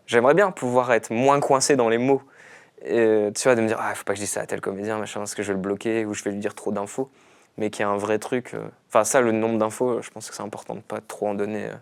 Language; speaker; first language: French; native; French